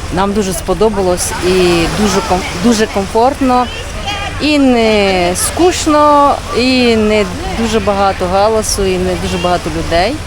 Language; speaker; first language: Ukrainian; native; Ukrainian